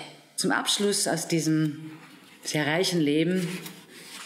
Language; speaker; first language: German; native; German